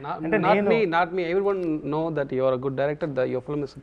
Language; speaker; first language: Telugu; non-native, local second language; Tamil